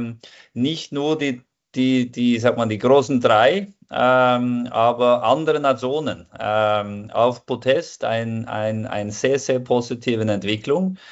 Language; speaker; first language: German; non-native, fluent; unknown